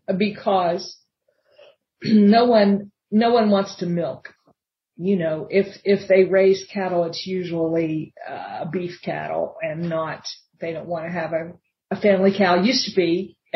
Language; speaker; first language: English; native; English